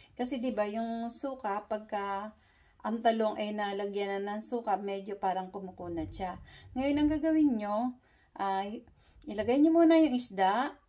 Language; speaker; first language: Filipino; native; Filipino